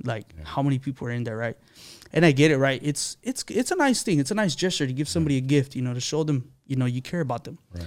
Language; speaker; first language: English; early bilingual, other home language; Spanish